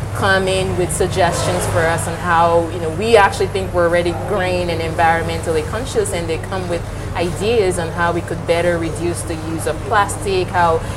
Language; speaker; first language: English; non-native, local second language; Yoruba